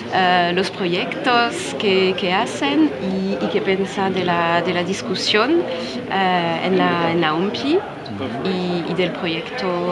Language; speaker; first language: Spanish; non-native, fluent; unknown